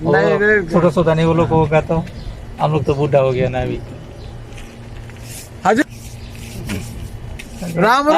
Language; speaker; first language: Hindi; non-native, learner; Nepali